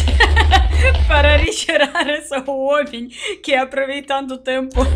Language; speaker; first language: Portuguese; non-native, learner; Russian